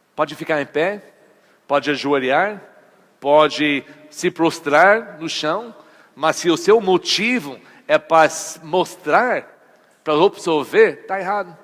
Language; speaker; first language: Portuguese; non-native, fluent; English